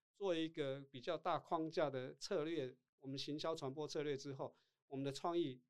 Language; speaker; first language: Chinese; non-native, local second language; Min Nan Chinese